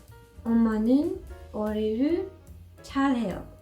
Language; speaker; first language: Korean; non-native, learner; English